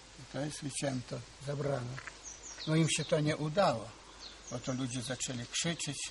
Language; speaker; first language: Polish; early bilingual, heritage; Polish